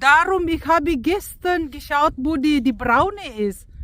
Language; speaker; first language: German; non-native, learner; Filipino